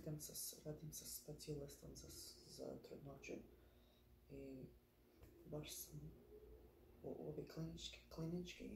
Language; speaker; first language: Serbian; early bilingual, heritage; Bosnian